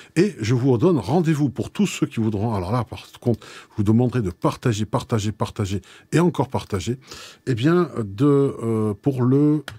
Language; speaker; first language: French; native; French